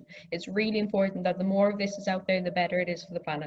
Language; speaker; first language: English; native; English